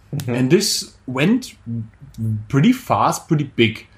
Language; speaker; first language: English; non-native, fluent; German